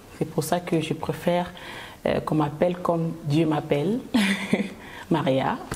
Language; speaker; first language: French; non-native, local second language; Lingala